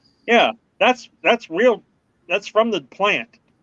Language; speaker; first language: English; native; English